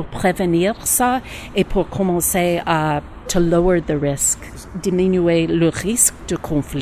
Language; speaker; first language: French; non-native, learner; English